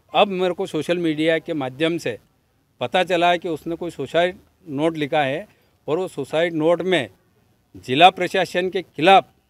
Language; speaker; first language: Hindi; native; Hindi